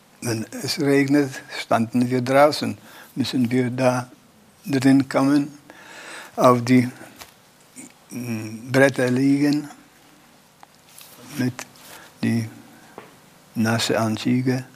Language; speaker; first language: German; non-native, learner; Polish